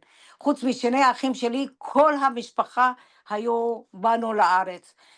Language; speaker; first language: Hebrew; non-native, fluent; Persian